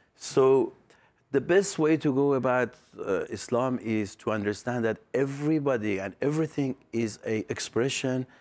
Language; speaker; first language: English; non-native, fluent; Persian